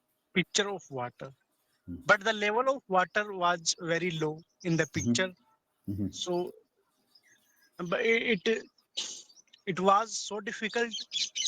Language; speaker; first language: English; non-native, learner; Hindi